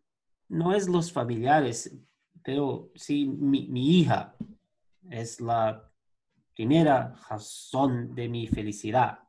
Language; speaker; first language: Spanish; non-native, learner; Portuguese